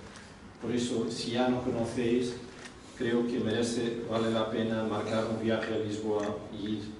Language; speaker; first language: Spanish; non-native, fluent; Portuguese